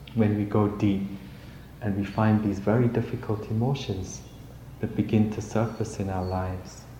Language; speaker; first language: English; native; English